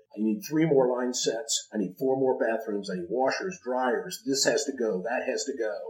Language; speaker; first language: English; native; English